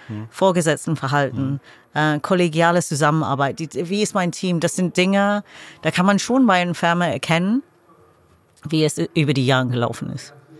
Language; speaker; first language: German; non-native, fluent; English